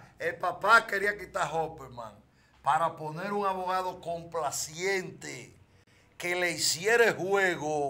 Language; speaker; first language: Spanish; native; Spanish